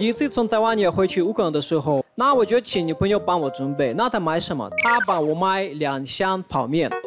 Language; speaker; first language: Chinese; non-native, fluent; Ukrainian